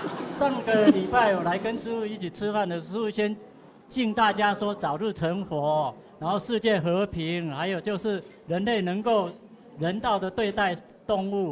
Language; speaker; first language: Chinese; native; Chinese